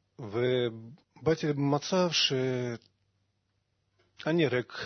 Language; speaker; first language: Hebrew; non-native, learner; Russian